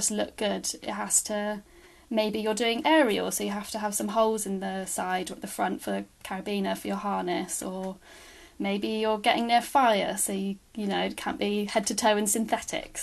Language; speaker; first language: English; native; English